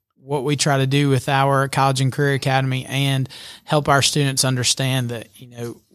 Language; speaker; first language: English; native; English